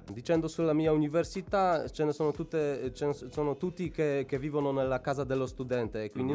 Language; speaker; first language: Italian; non-native, learner; Polish